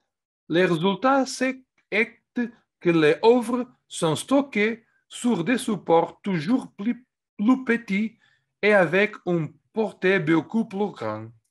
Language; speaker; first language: French; non-native, fluent; Portuguese